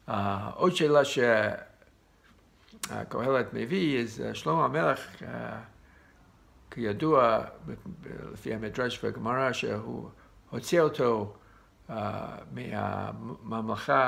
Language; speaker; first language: Hebrew; non-native, fluent; English